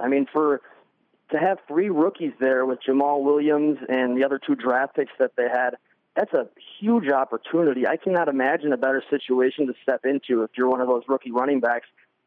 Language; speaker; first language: English; native; English